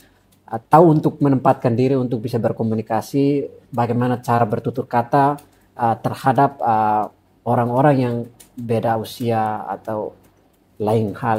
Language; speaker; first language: Indonesian; non-native, fluent; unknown